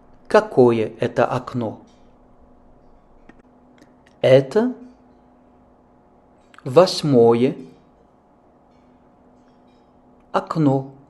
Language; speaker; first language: Russian; non-native, fluent; French